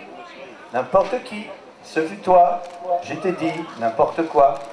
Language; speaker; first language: French; native; French